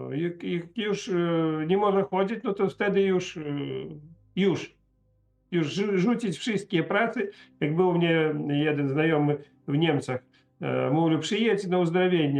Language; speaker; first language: Polish; non-native, learner; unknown